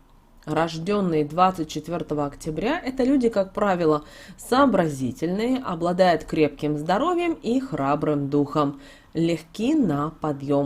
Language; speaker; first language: Russian; native; Russian